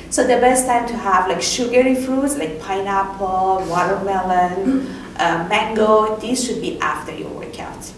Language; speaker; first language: English; non-native, fluent; Persian